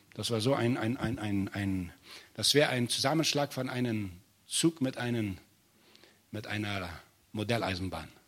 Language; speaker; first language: German; non-native, fluent; Portuguese